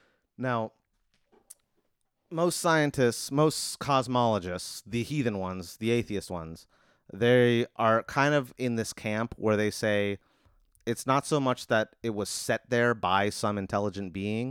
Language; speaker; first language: English; native; English